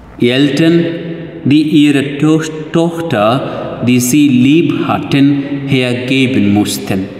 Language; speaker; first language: German; non-native, fluent; Telugu